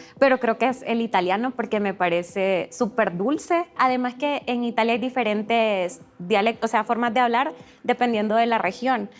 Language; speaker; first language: Spanish; early bilingual, other home language; Portuguese